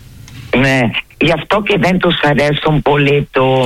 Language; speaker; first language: Greek; early bilingual, heritage; Greek